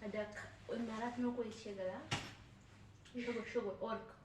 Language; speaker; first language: Arabic; non-native, learner; Oromo